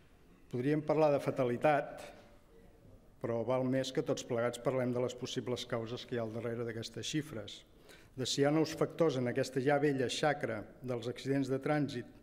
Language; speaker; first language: Catalan; native; Catalan